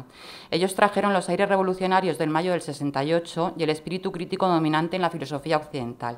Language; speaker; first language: Spanish; native; Spanish